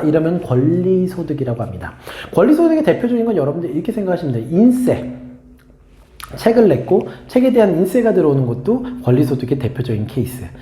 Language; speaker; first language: Korean; native; Korean